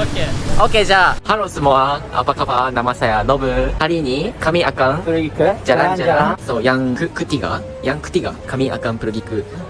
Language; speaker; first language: Indonesian; non-native, learner; Japanese